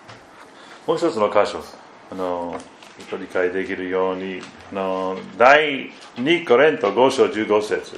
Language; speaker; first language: Japanese; non-native, fluent; German